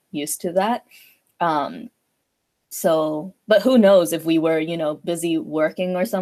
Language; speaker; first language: English; non-native, local second language; Cantonese